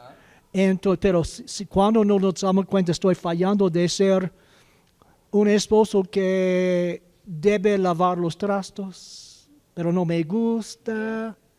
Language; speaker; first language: Spanish; non-native, learner; English